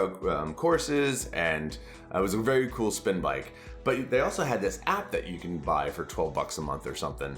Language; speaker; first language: English; native; English